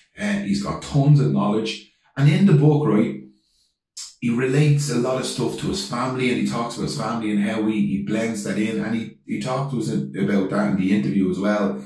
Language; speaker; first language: English; native; English